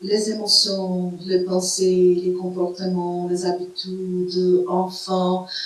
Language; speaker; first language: French; non-native, fluent; Portuguese